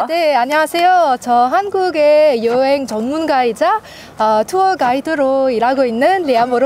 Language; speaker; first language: Korean; non-native, learner; French